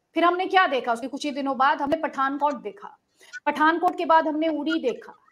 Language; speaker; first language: Hindi; native; Hindi